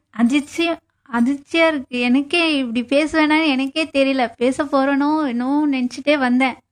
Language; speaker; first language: Tamil; native; Tamil